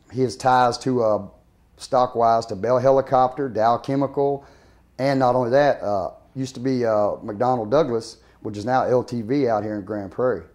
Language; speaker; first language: English; native; English